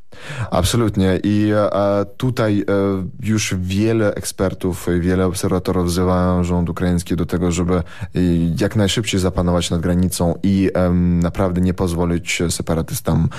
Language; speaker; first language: Polish; non-native, fluent; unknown